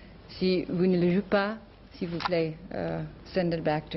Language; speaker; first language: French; non-native, learner; English